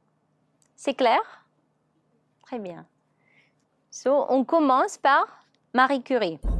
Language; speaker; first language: French; non-native, fluent; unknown